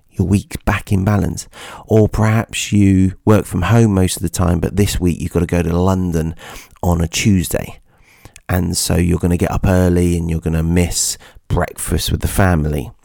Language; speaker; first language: English; native; English